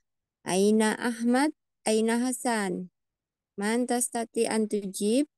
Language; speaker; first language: Arabic; non-native, fluent; Indonesian